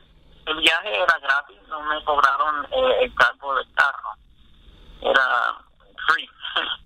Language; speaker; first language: Spanish; early bilingual, other home language; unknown